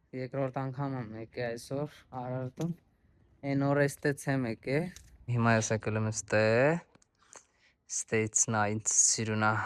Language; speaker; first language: Armenian; non-native, learner; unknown